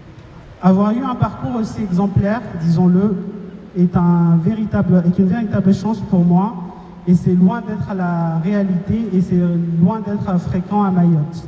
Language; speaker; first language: French; non-native, local second language; Comorian